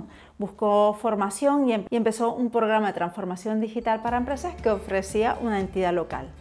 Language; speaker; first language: Spanish; native; Spanish